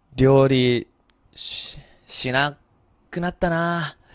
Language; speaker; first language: Japanese; early bilingual, heritage; Japanese